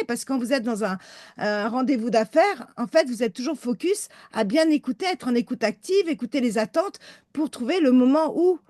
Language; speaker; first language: French; native; French